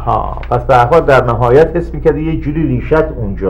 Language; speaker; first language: Persian; native; Persian